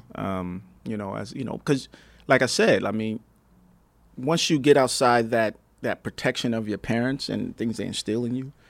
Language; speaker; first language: English; native; English